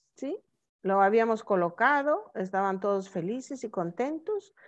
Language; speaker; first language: Spanish; non-native, fluent; Norwegian